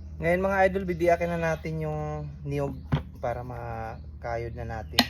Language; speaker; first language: Filipino; non-native, local second language; Cebuano